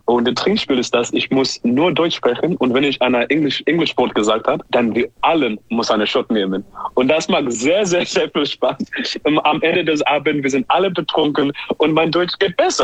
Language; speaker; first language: German; non-native, learner; English